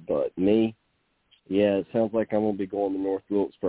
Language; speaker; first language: English; native; English